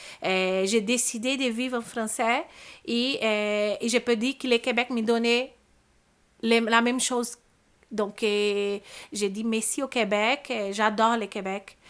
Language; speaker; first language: French; non-native, learner; Portuguese